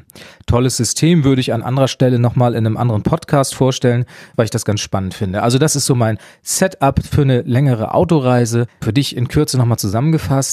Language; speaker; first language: German; native; German